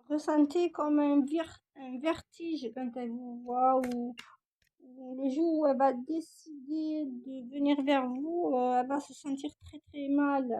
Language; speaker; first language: French; native; French